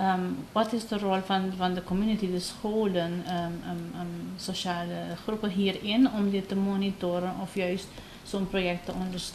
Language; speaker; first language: Dutch; non-native, local second language; Papiamento